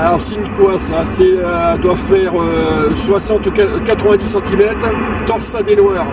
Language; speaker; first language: French; native; French